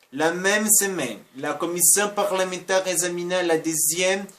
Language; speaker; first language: French; non-native, fluent; Portuguese